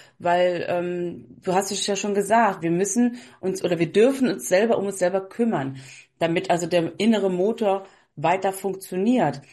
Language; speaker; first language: German; native; German